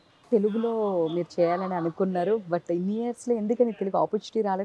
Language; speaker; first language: Telugu; native; Telugu